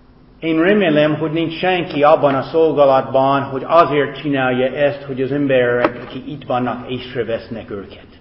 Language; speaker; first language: Hungarian; non-native, fluent; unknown